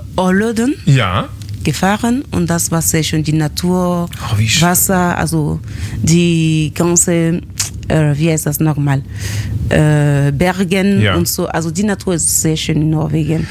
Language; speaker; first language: German; non-native, fluent; French